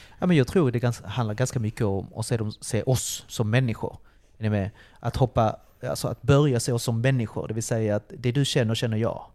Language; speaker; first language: Swedish; early bilingual, other home language; Spanish